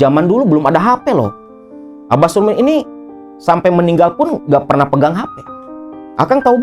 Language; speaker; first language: Indonesian; non-native, local second language; Sundanese